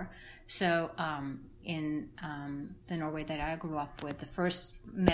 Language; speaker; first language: English; non-native, fluent; Norwegian